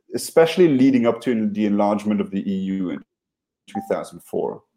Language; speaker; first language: English; non-native, fluent; Luxembourgish